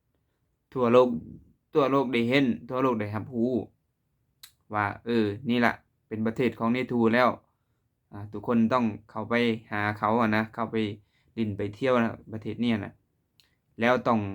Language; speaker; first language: Thai; non-native, local second language; Lao